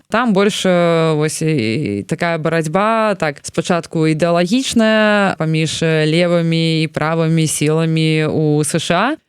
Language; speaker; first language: Belarusian; non-native, local second language; Russian